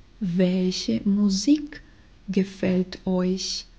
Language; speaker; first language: German; non-native, fluent; Bulgarian